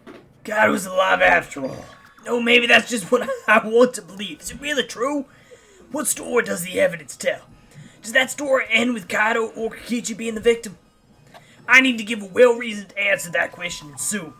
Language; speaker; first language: English; native; English